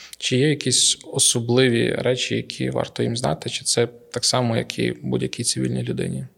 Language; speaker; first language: Ukrainian; native; Ukrainian